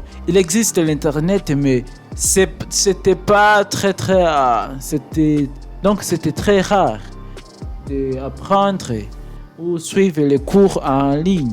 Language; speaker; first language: French; non-native, learner; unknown